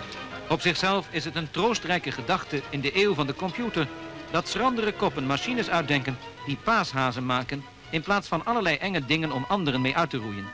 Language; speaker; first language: Dutch; native; Dutch